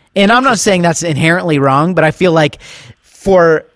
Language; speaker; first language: English; native; English